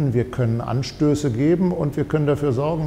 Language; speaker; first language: German; native; German